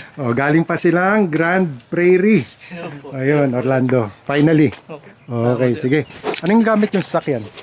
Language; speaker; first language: Filipino; native; Filipino